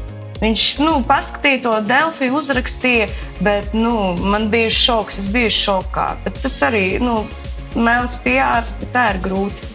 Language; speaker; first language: Latvian; non-native, local second language; Russian